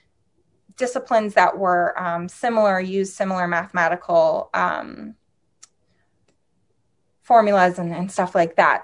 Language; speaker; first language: English; native; English